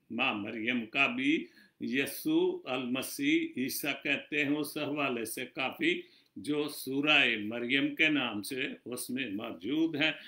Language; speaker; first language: Urdu; non-native, local second language; Punjabi